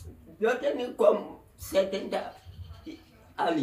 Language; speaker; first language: Spanish; non-native, learner; Haitian Creole